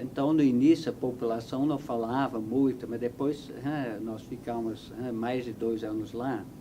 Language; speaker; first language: Portuguese; non-native, fluent; Dutch